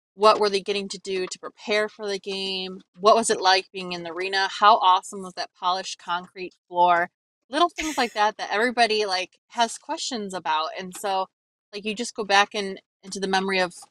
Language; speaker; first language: English; native; English